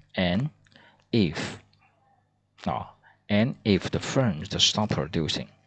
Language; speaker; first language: English; non-native, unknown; Chinese